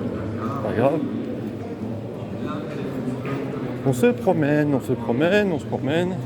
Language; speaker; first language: French; native; French